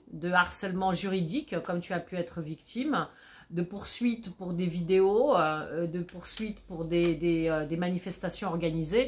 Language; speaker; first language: French; early bilingual, other home language; Polish